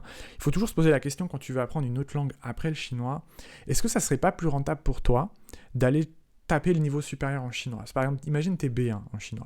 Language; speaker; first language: French; native; French